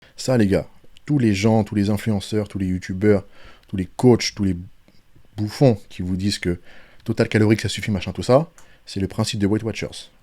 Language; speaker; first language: French; native; French